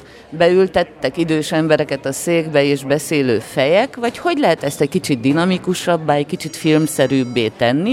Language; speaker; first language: Hungarian; native; Hungarian